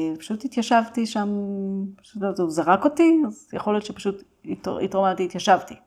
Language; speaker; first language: Hebrew; native; Hebrew